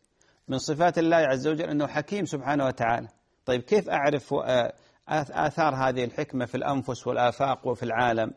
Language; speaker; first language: Arabic; native; Arabic